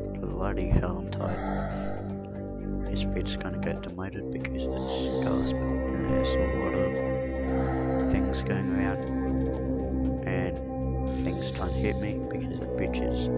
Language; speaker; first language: English; native; English